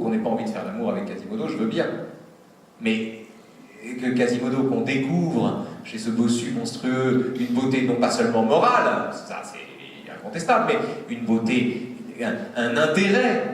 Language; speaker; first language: French; native; French